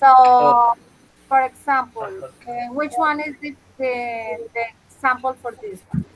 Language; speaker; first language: English; non-native, fluent; Spanish